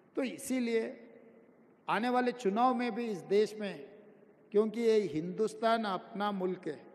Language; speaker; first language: Hindi; non-native, local second language; Telugu